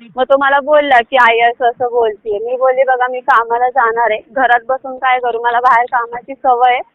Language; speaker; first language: Marathi; native; Marathi